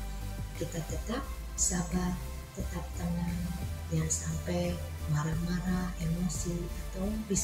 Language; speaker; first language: Indonesian; native; Indonesian